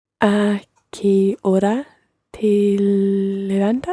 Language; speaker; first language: Spanish; non-native, learner; English